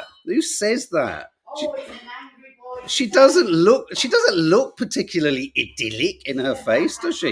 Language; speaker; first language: English; native; English